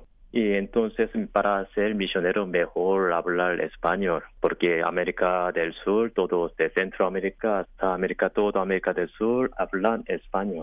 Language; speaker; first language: Spanish; non-native, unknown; Korean